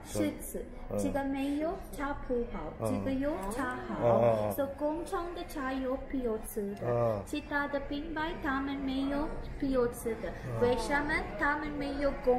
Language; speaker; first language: Chinese; non-native, learner; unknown